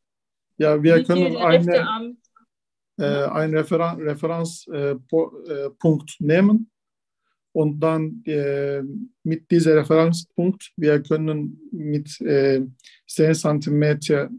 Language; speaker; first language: German; non-native, learner; Turkish